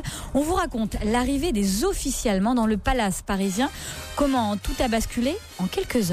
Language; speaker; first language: French; native; French